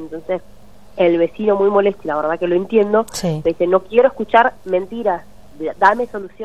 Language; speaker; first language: Spanish; native; Spanish